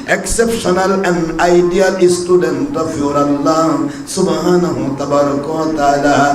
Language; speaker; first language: English; non-native, local second language; Bangla